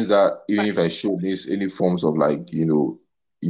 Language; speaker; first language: English; non-native, local second language; Akan